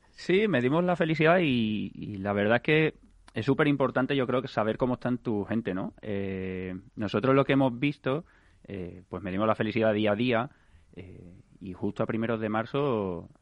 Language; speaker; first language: Spanish; native; Spanish